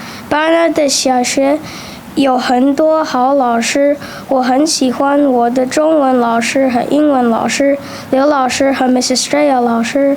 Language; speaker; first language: Chinese; non-native, learner; English